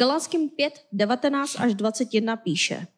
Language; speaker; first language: Czech; non-native, fluent; Korean